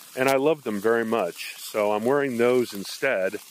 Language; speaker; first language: English; native; English